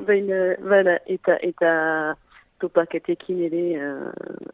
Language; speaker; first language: Basque; non-native, local second language; French